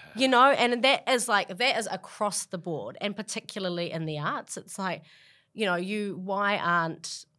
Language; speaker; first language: English; native; English